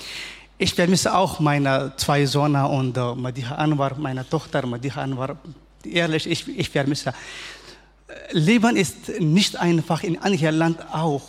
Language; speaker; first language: German; non-native, learner; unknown